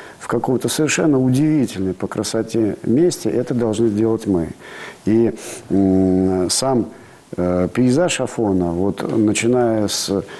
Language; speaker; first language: Russian; native; Russian